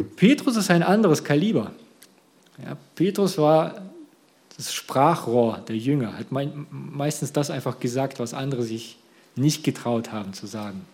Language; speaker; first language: German; early bilingual, other home language; Russian